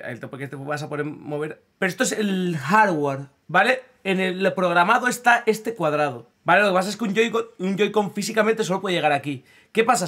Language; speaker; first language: Spanish; native; Spanish